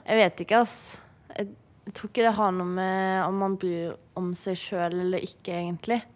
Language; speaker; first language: Norwegian; native; Norwegian